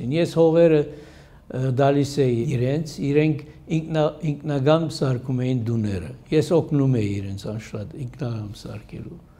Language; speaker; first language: Armenian; early bilingual, heritage; Armenian